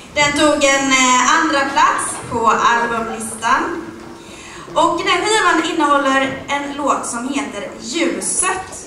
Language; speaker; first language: Swedish; native; Swedish